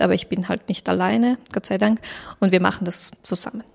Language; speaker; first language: German; non-native, fluent; Persian